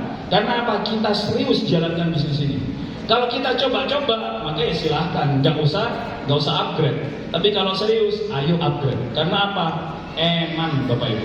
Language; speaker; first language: Indonesian; native; Indonesian